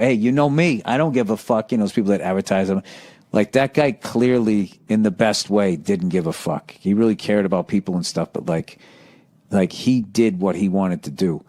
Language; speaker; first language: English; native; English